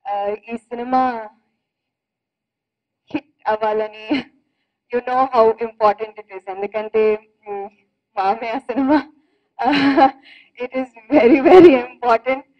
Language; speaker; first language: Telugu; non-native, fluent; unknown